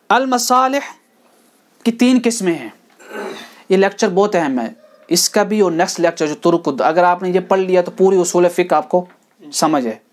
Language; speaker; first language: Urdu; non-native, local second language; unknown